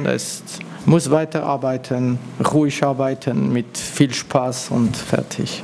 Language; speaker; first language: German; non-native, learner; French